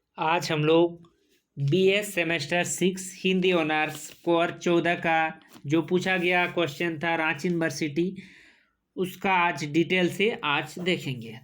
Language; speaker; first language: Hindi; native; Hindi